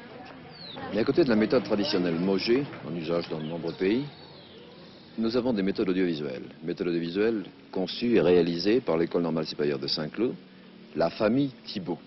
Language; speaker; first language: French; native; French